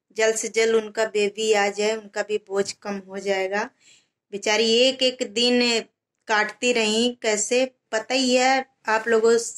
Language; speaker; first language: Hindi; native; Hindi